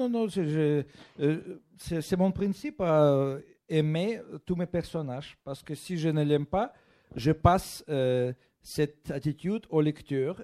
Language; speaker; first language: French; non-native, fluent; Russian